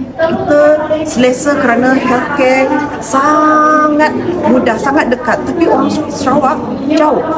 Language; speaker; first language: Malay; non-native, local second language; Chinese